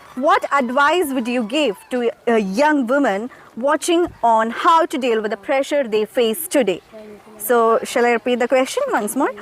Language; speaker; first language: English; non-native, local second language; Malayalam